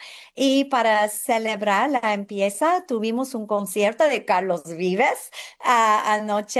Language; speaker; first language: Spanish; non-native, fluent; English